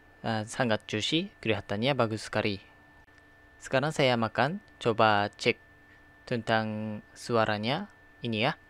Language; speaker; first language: Indonesian; non-native, learner; Japanese